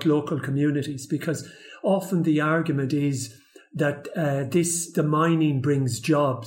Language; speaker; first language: English; native; English